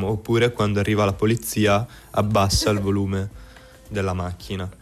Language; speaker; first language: Italian; native; Italian